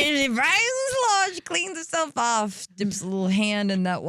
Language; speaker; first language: English; native; English